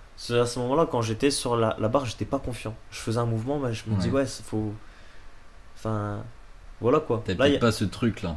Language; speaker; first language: French; native; French